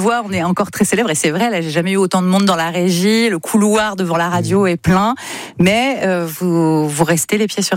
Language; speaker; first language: French; native; French